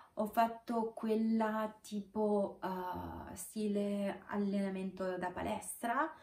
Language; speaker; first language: Italian; non-native, fluent; Romanian